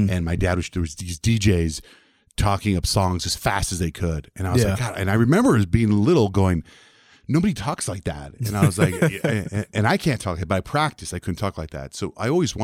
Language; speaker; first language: English; early bilingual, other home language; Spanish